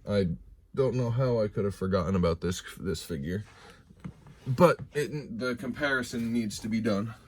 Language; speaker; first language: English; native; English